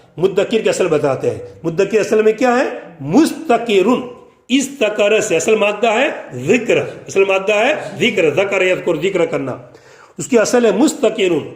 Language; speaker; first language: Urdu; non-native, local second language; Gujarati